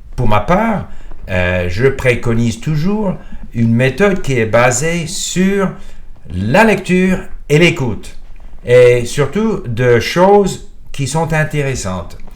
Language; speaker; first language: French; non-native, fluent; English